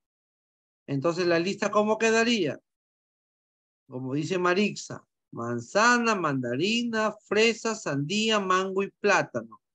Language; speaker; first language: Spanish; native; Spanish